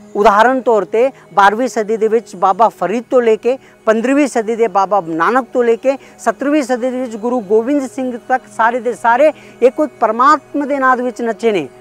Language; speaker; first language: Punjabi; non-native, fluent; Kannada